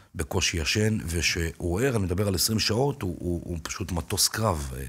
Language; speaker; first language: Hebrew; native; Hebrew